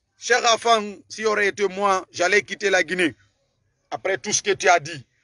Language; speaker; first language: French; non-native, local second language; Susu